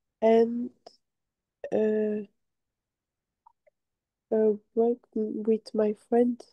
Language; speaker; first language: English; non-native, learner; French